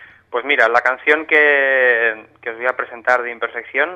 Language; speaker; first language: Spanish; native; Spanish